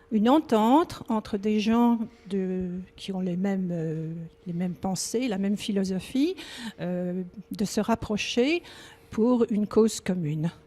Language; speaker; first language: French; native; French